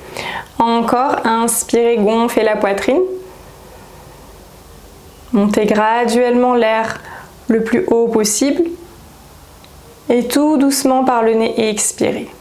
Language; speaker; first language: French; native; French